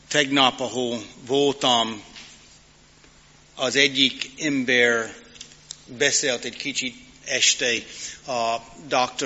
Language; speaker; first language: Hungarian; non-native, learner; English